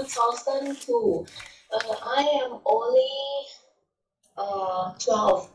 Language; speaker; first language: English; non-native, learner; Thai